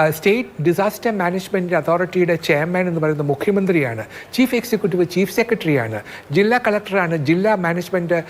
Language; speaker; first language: Malayalam; native; Malayalam